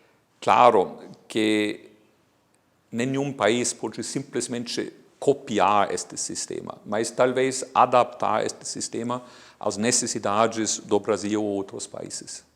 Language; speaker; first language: Portuguese; non-native, fluent; German